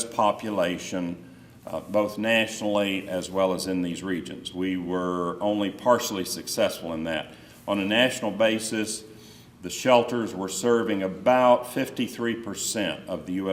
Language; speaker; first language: English; native; English